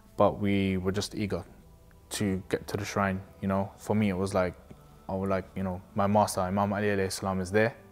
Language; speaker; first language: English; native; English